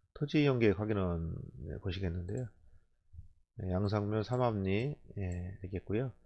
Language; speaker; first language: Korean; native; Korean